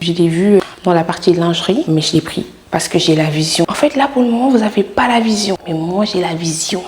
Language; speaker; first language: French; non-native, local second language; Wolof